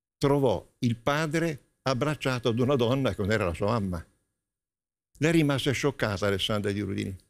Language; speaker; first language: Italian; native; Italian